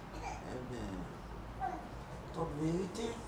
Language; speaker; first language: French; non-native, local second language; Guadeloupean Creole French